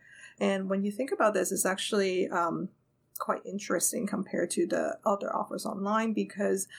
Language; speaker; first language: English; non-native, local second language; Cantonese